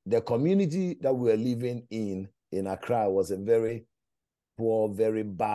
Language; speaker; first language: English; non-native, local second language; Akan